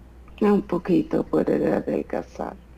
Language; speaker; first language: Spanish; non-native, fluent; Italian